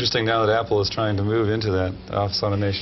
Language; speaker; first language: English; native; English